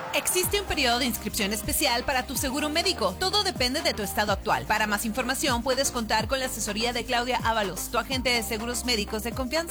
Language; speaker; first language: Spanish; native; Spanish